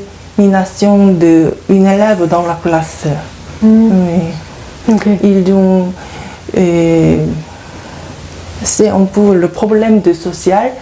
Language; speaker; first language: French; non-native, learner; Korean